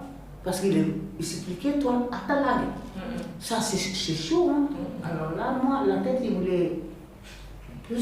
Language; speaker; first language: French; non-native, learner; Bambara